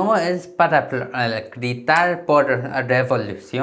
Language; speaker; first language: Spanish; non-native, learner; Korean